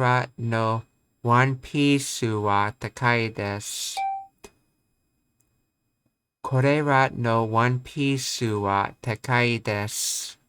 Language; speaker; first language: Japanese; non-native, learner; English